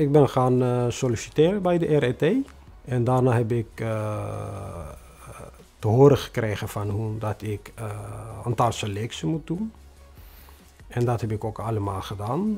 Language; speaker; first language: Dutch; non-native, fluent; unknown